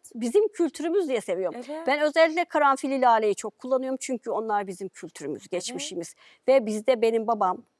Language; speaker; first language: Turkish; native; Turkish